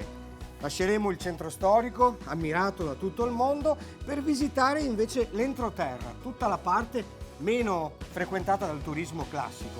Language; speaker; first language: Italian; native; Italian